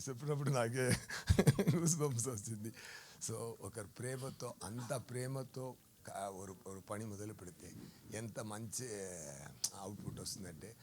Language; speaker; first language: Telugu; non-native, learner; Tamil